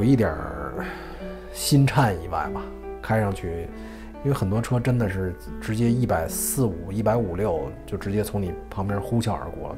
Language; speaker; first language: Chinese; native; Chinese